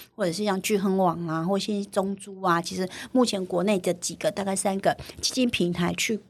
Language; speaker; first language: Chinese; native; Chinese